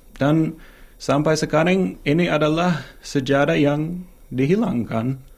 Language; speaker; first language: Indonesian; non-native, fluent; English